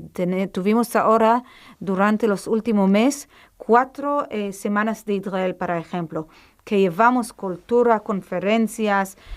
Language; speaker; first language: Spanish; non-native, fluent; Hebrew